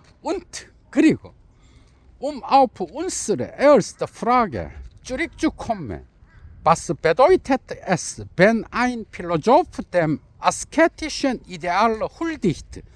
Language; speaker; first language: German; non-native, learner; Korean